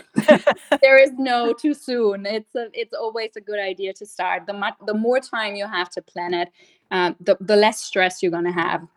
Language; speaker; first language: English; non-native, fluent; German